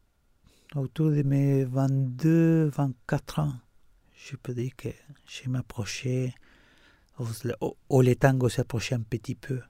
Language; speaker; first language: French; non-native, fluent; Spanish